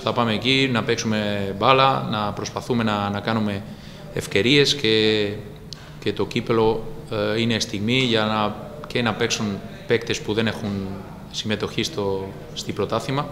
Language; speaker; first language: Greek; non-native, fluent; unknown